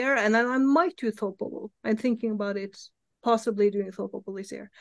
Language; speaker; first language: English; non-native, fluent; Norwegian